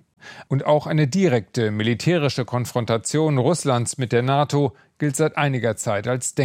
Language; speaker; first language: German; native; German